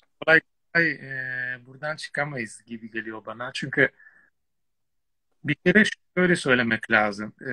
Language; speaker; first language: Turkish; non-native, fluent; Italian